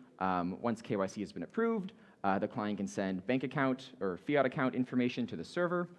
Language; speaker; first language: English; native; English